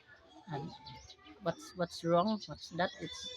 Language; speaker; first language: English; non-native, learner; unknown